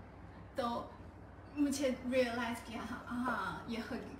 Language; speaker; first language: Hindi; non-native, learner; Chinese